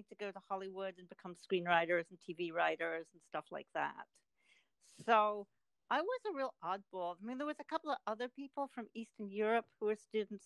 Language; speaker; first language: English; native; English